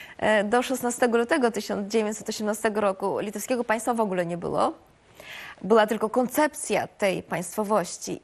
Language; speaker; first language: Polish; native; Polish